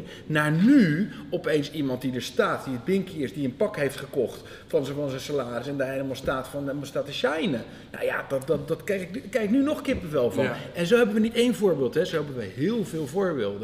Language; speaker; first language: Dutch; native; Dutch